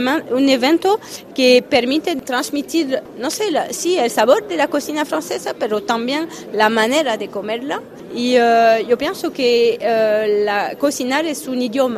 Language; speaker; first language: Spanish; non-native, fluent; French